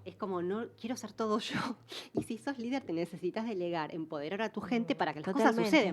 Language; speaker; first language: Spanish; native; Spanish